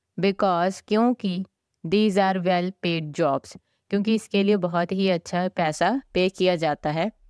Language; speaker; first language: Hindi; native; Hindi